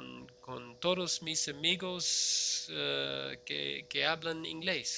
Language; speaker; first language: Spanish; non-native, learner; English